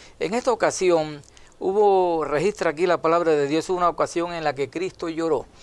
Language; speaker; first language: Spanish; native; Spanish